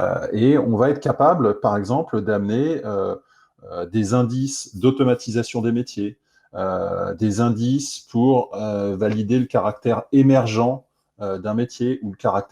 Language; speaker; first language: French; native; French